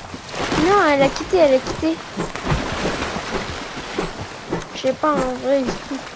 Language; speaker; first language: French; native; French